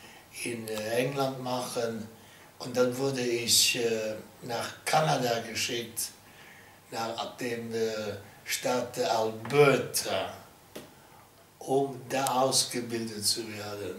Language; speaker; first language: German; non-native, learner; English